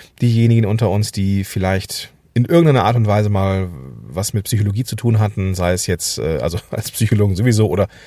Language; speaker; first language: German; native; German